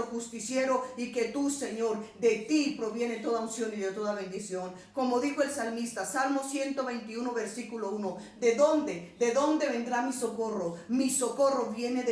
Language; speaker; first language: Spanish; native; Spanish